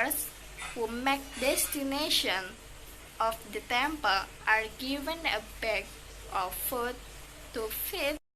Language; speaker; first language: English; non-native, learner; Indonesian